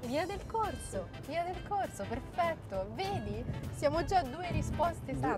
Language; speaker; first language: Italian; native; Italian